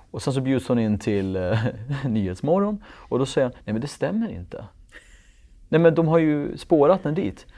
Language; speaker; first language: Swedish; early bilingual, other home language; Kurdish